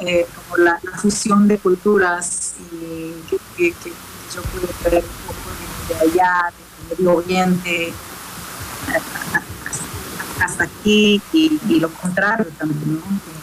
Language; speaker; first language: Spanish; non-native, fluent; Hebrew